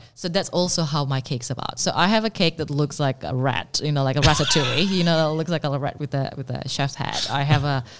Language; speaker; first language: English; non-native, fluent; Indonesian